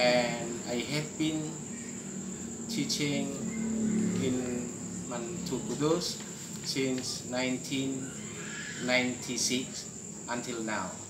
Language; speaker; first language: English; non-native, fluent; Indonesian